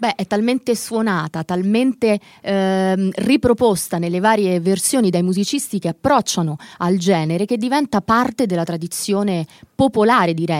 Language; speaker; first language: Italian; native; Italian